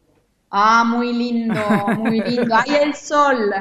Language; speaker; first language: Spanish; non-native, fluent; Italian